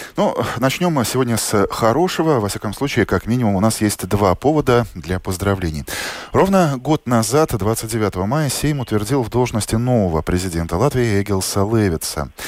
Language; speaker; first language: Russian; native; Russian